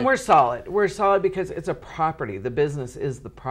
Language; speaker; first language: English; native; English